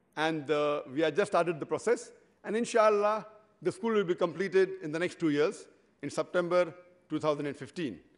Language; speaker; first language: English; non-native, local second language; Urdu